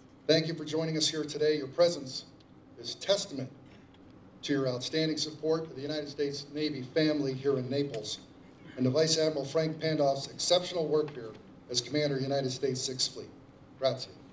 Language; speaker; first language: English; native; English